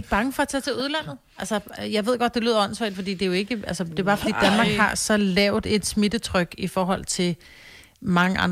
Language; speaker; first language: Danish; native; Danish